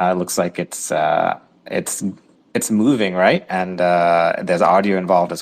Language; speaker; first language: English; native; English